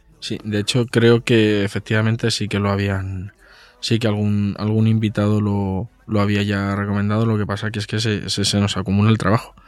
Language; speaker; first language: Spanish; native; Spanish